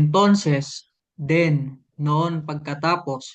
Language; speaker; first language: Spanish; non-native, learner; Filipino